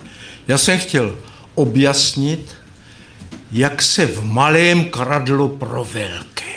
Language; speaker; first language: Czech; native; Czech